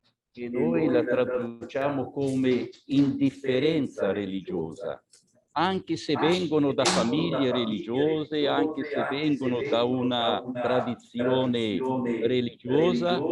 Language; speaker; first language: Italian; non-native, fluent; Portuguese